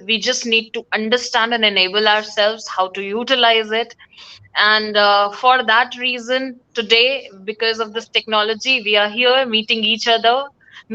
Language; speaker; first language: English; non-native, local second language; Hindi